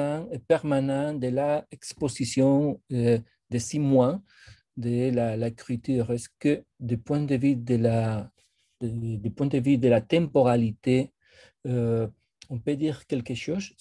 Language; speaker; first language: French; non-native, fluent; Spanish